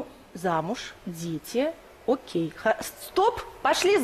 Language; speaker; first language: Russian; native; Russian